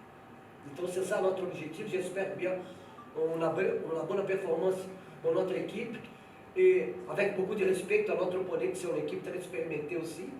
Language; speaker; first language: French; non-native, fluent; Portuguese